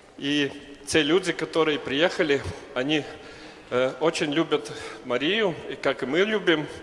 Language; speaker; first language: Russian; non-native, local second language; Latvian